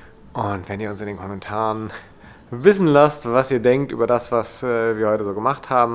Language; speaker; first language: German; native; German